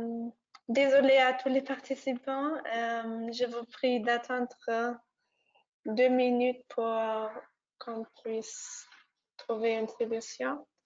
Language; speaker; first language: French; non-native, fluent; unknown